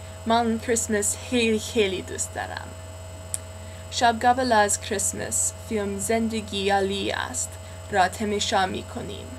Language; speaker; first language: Persian; non-native, learner; English